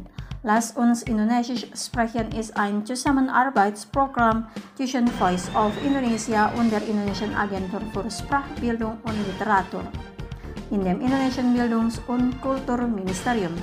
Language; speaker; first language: German; non-native, fluent; Indonesian